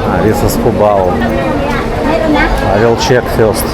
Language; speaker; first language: English; non-native, learner; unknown